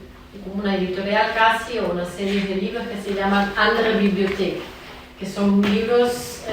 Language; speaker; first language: Spanish; non-native, fluent; German